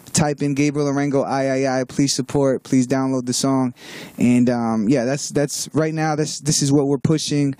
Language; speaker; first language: English; native; English